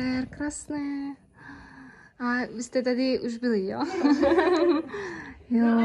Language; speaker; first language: Czech; non-native, learner; Kara-Kalpak